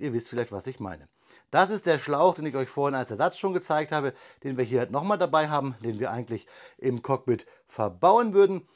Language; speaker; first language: German; native; German